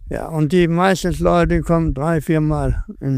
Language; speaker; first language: German; non-native, learner; Danish